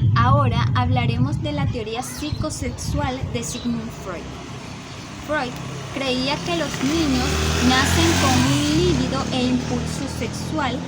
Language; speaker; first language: Spanish; native; Spanish